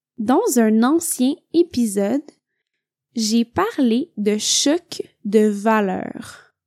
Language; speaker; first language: French; native; French